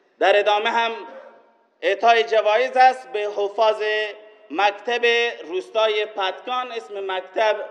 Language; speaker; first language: Persian; non-native, local second language; Baluchi